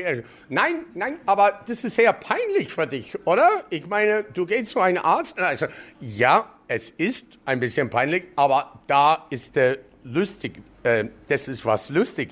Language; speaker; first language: German; non-native, fluent; English